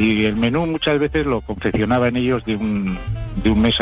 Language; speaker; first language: Spanish; native; Spanish